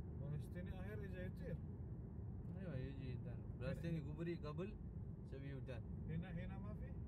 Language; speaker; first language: Arabic; non-native, learner; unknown